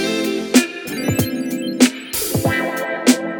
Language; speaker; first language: English; native; English